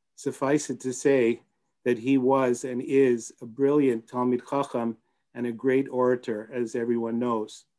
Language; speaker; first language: English; native; English